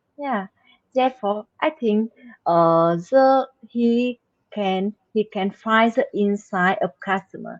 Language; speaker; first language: English; non-native, learner; Vietnamese